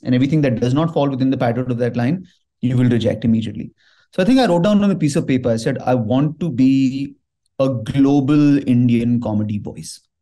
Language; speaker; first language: English; non-native, local second language; Hindi